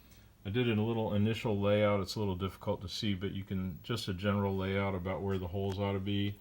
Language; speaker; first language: English; native; English